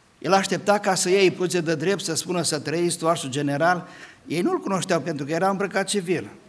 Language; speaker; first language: Romanian; non-native, local second language; Hungarian